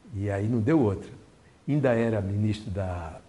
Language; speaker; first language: Portuguese; native; Portuguese